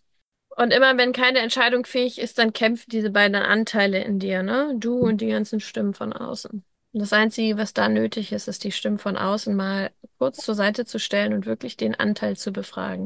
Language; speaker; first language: German; native; German